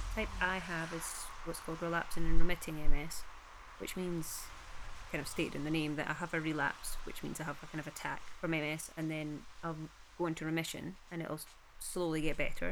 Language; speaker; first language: English; native; English